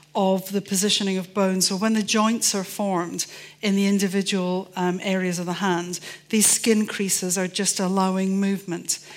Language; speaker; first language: English; native; English